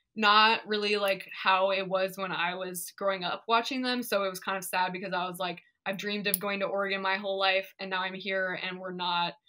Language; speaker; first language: English; native; English